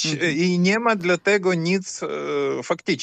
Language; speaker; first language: Polish; non-native, fluent; Ukrainian